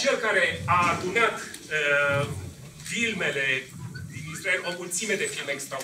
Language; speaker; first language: Romanian; native; Romanian